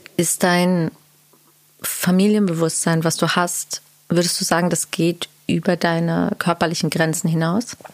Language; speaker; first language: German; early bilingual, other home language; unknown